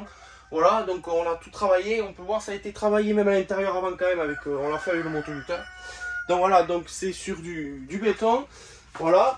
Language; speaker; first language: French; native; French